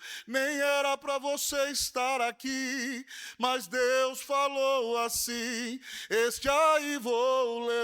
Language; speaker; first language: Portuguese; native; Portuguese